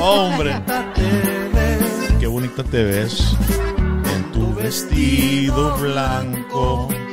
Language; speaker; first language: Spanish; early bilingual, heritage; Spanish